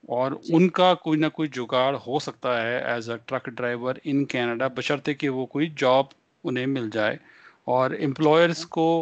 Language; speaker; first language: Hindi; non-native, local second language; Punjabi